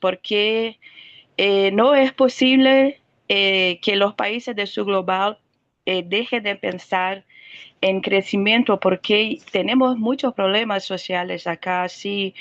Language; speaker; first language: Spanish; non-native, fluent; Portuguese